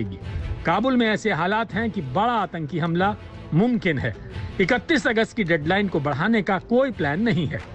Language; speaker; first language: Hindi; native; Hindi